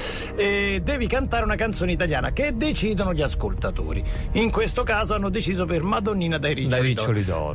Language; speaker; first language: Italian; native; Italian